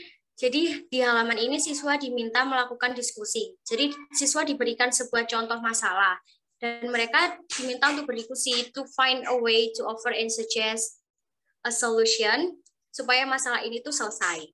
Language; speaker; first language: Indonesian; native; Indonesian